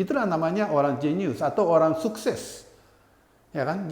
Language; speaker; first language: Indonesian; non-native, fluent; Japanese